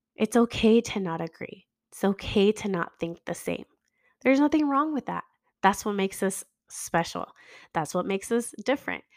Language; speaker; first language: English; native; English